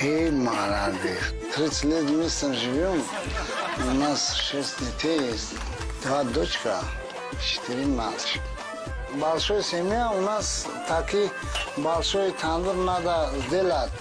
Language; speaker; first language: Russian; non-native, learner; Tajik